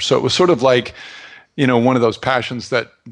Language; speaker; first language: English; native; English